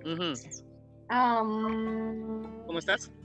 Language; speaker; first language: Spanish; non-native, learner; Hindi